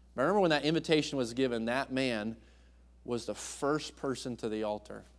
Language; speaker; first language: English; native; English